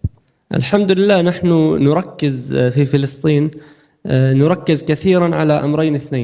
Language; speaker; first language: Arabic; native; Arabic